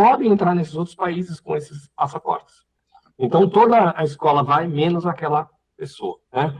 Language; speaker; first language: Portuguese; native; Portuguese